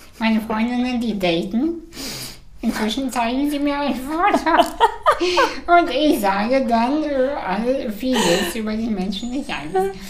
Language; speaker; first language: German; early bilingual, other home language; Russian